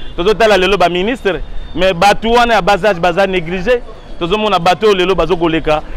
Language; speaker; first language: Lingala; non-native, local second language; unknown